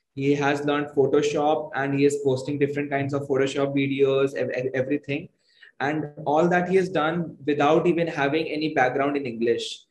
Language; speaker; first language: English; non-native, local second language; Hindi